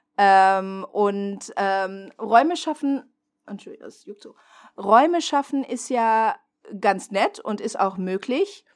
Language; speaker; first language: German; non-native, fluent; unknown